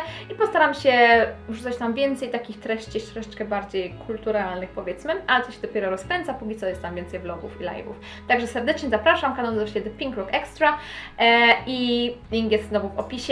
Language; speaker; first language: Polish; native; Polish